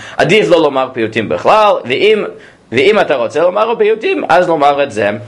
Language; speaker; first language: Hebrew; non-native, fluent; English